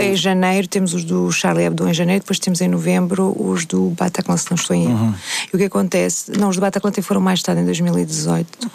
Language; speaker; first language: Portuguese; native; Portuguese